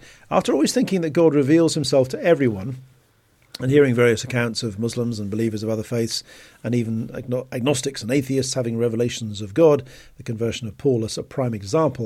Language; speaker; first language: English; native; English